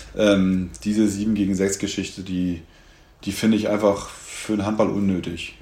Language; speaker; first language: German; native; German